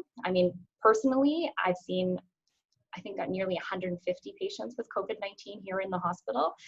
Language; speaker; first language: English; native; English